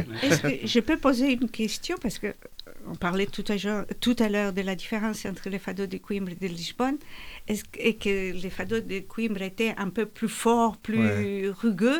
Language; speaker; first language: French; non-native, fluent; Portuguese